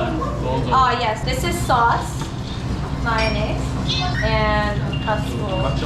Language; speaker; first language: English; non-native, fluent; Japanese